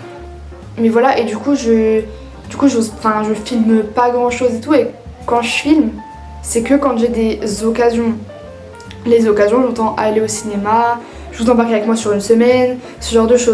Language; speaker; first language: French; native; French